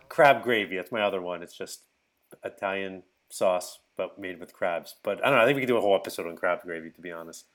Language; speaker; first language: English; native; English